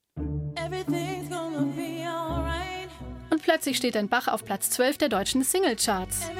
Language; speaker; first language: German; native; German